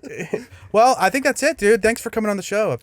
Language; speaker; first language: English; native; English